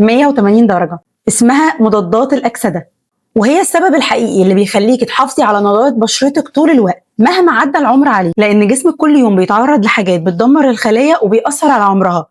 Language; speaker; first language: Arabic; native; Arabic